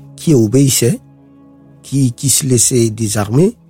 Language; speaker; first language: French; non-native, local second language; Sango